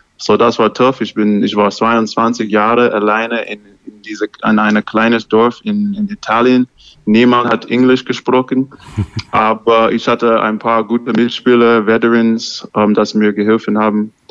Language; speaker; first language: German; non-native, learner; English